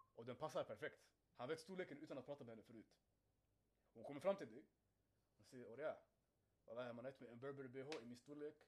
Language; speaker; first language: Swedish; early bilingual, other home language; Somali